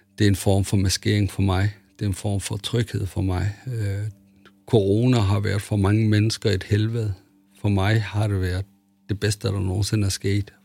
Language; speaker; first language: Danish; early bilingual, other home language; Arabic